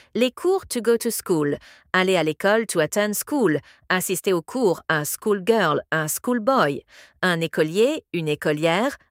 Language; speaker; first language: French; native; French